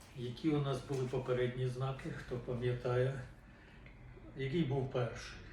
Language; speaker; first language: Ukrainian; native; Ukrainian